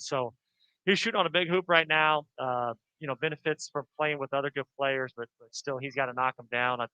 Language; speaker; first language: English; native; English